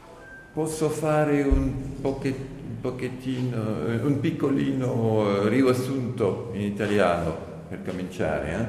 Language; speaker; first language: Italian; non-native, learner; French